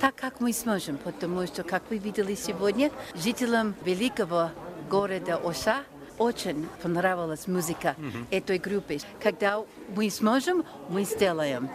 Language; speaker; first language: Russian; non-native, fluent; English